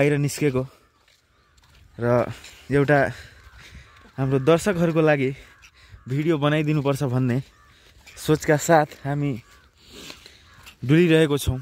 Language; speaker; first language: Nepali; non-native, local second language; Maithili